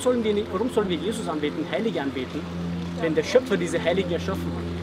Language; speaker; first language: German; early bilingual, other home language; Bosnian